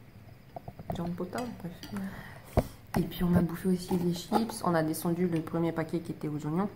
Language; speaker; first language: French; native; French